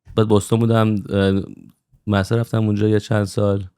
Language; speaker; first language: Persian; early bilingual, heritage; Persian